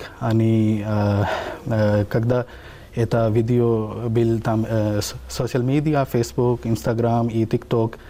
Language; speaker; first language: Russian; non-native, local second language; Urdu